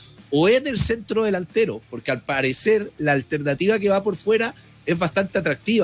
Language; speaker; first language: Spanish; native; Spanish